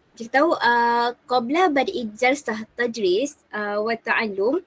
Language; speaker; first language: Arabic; non-native, learner; Malay